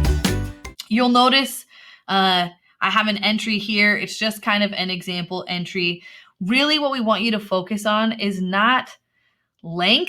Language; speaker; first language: English; native; English